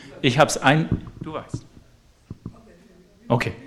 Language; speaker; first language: German; non-native, fluent; English